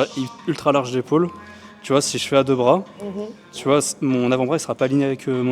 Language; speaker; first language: French; native; French